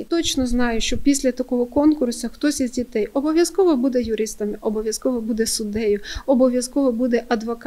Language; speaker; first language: Ukrainian; native; Ukrainian